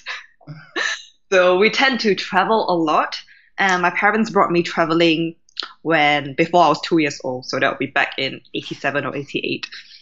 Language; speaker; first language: English; native; English